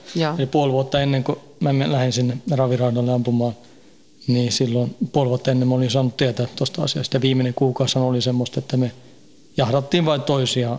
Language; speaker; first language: Finnish; early bilingual, heritage; Finnish